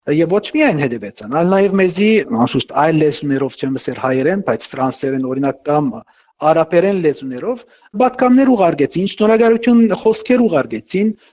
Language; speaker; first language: Armenian; early bilingual, heritage; Armenian